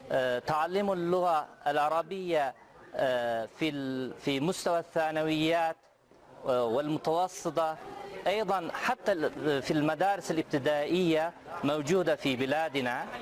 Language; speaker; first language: Arabic; non-native, fluent; Turkish